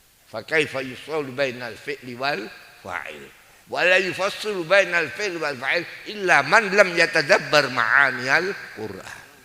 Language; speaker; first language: Arabic; non-native, fluent; Javanese